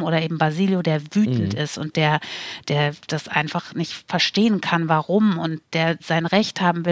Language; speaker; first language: German; native; German